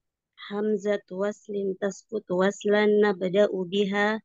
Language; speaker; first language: Arabic; non-native, learner; Indonesian